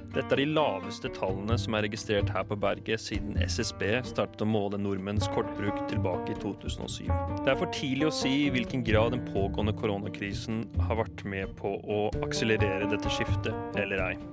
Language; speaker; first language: Norwegian; native; Norwegian